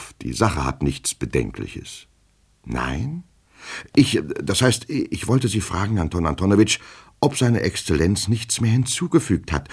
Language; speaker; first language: German; native; German